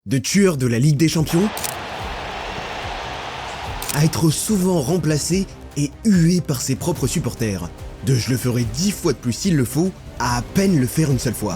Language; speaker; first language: French; native; French